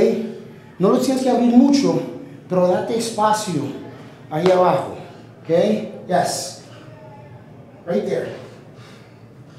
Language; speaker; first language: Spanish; early bilingual, heritage; Spanish